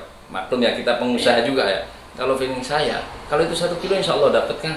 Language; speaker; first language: Indonesian; native; Indonesian